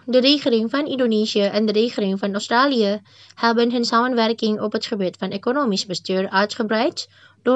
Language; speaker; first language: Dutch; non-native, fluent; Indonesian